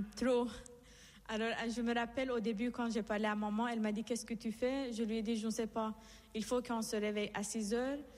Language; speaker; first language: French; non-native, fluent; Persian